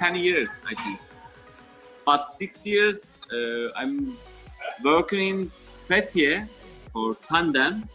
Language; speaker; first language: English; non-native, learner; Turkish